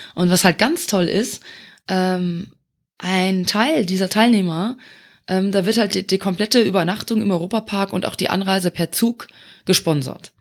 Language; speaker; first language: German; non-native, local second language; Luxembourgish